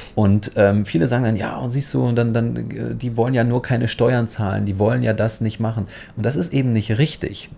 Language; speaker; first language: German; non-native, fluent; Polish